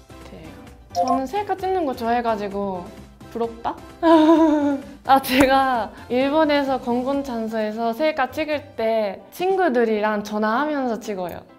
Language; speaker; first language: Korean; non-native, fluent; Japanese